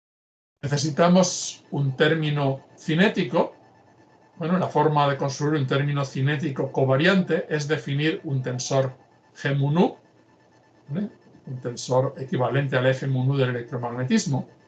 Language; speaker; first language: Spanish; native; Spanish